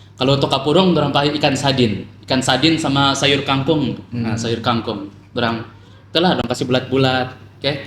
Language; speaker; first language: Malay; native; Malay